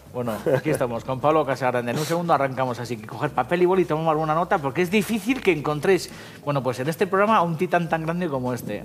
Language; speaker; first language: Spanish; native; Spanish